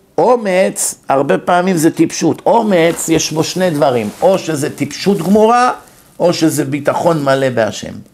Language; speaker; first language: Hebrew; native; Hebrew